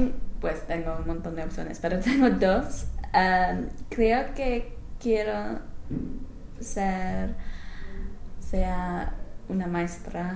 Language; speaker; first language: Spanish; non-native, learner; English